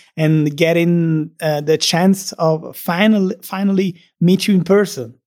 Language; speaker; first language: English; non-native, fluent; Italian